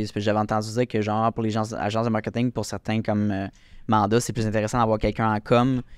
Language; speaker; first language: French; native; French